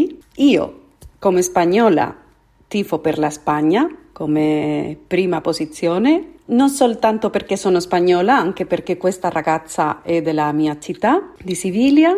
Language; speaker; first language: Italian; non-native, fluent; Spanish